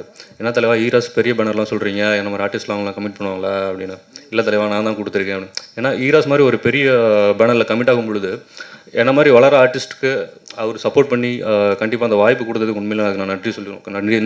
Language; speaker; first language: Tamil; native; Tamil